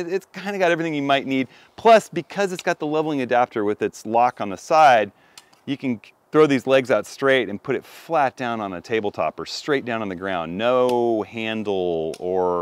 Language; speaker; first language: English; native; English